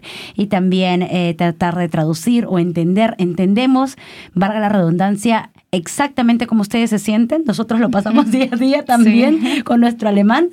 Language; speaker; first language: Spanish; native; Spanish